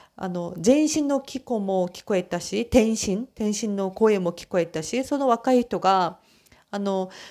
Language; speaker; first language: Japanese; non-native, fluent; Korean